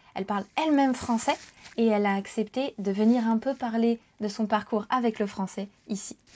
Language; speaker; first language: French; native; French